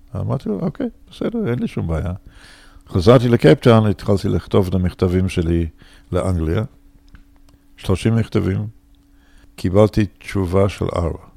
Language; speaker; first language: Hebrew; non-native, fluent; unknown